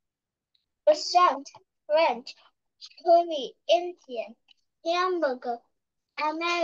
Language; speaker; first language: English; non-native, learner; Vietnamese